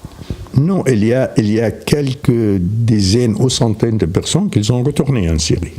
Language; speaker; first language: French; non-native, fluent; Arabic